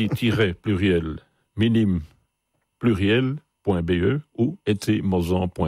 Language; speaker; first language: French; native; French